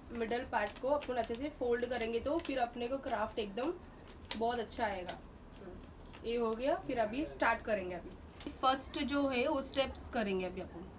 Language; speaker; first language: Hindi; non-native, local second language; Tamil